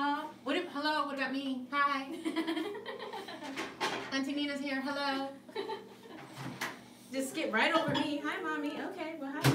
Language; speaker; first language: English; native; English